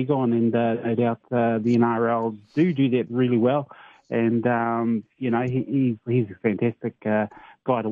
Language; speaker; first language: English; native; English